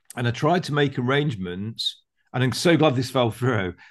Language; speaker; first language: English; native; English